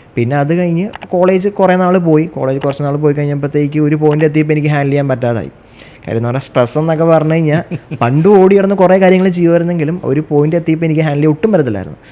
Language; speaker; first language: Malayalam; native; Malayalam